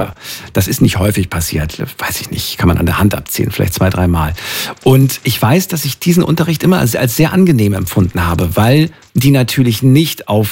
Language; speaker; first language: German; native; German